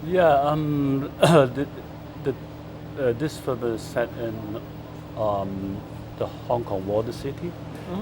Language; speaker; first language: English; non-native, fluent; Cantonese